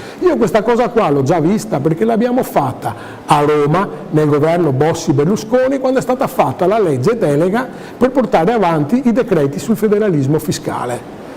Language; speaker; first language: Italian; native; Italian